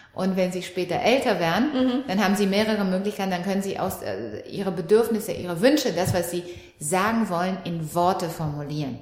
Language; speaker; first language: German; early bilingual, other home language; Romanian